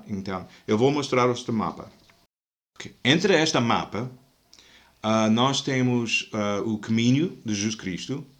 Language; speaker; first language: Portuguese; non-native, fluent; English